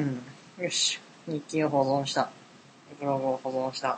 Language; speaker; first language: Japanese; native; Japanese